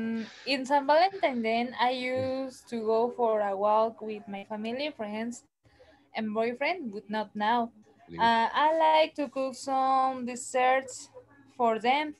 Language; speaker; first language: English; non-native, learner; Spanish